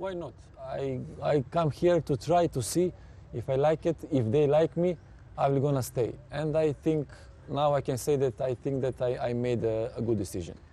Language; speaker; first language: English; non-native, fluent; Serbian